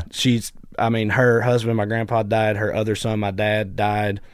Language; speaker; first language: English; native; English